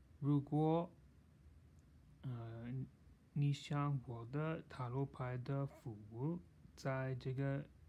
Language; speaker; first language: Chinese; non-native, learner; English